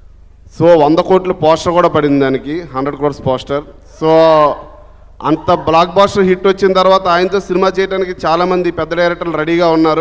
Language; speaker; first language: Telugu; native; Telugu